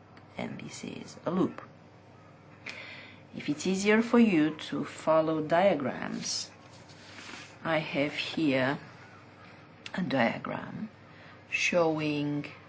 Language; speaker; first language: English; non-native, fluent; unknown